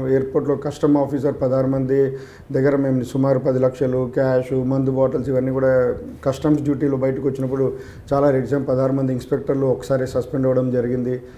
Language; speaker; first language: Telugu; native; Telugu